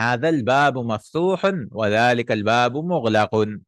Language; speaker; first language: Arabic; non-native, fluent; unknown